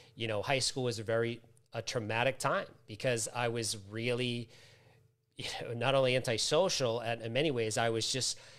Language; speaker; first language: English; native; English